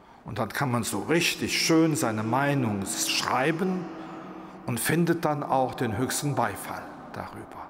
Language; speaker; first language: German; non-native, local second language; Luxembourgish